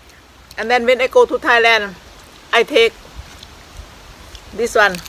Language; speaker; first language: English; non-native, learner; Thai